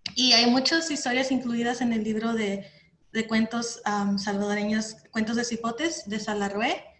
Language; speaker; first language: Spanish; early bilingual, heritage; Spanish